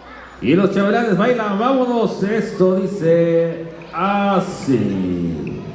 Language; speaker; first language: Spanish; native; Spanish